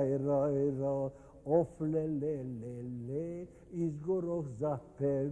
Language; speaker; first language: Hebrew; non-native, fluent; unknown